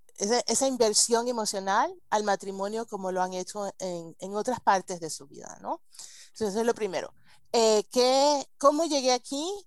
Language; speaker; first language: Spanish; early bilingual, heritage; Spanish